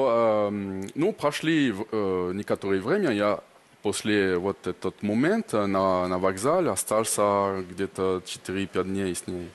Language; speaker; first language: Russian; non-native, learner; French